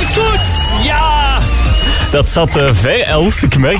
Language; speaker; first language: Dutch; native; Dutch